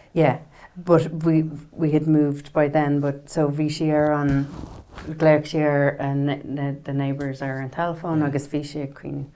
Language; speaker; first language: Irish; non-native, learner; English